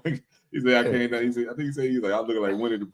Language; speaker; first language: English; native; English